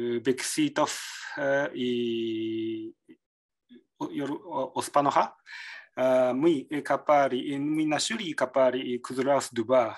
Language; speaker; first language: Russian; non-native, learner; Japanese